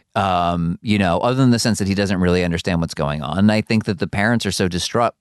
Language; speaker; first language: English; early bilingual, other home language; Hungarian